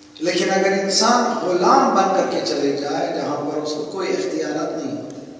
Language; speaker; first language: Urdu; native; Urdu